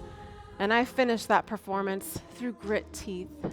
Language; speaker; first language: English; native; English